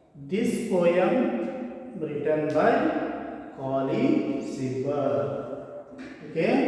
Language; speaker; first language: English; non-native, local second language; Kannada